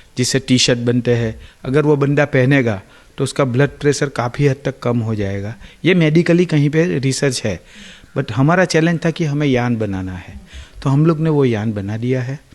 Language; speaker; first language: Hindi; non-native, local second language; Gujarati